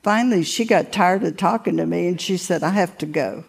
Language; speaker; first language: English; native; English